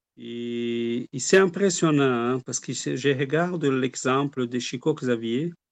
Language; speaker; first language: French; non-native, fluent; Portuguese